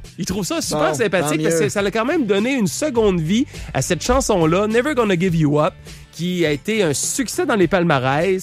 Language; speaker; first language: French; native; French